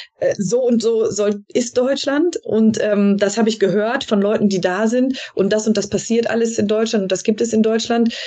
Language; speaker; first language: German; native; German